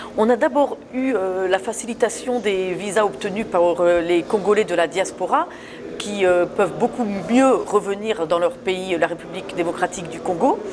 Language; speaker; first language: French; native; French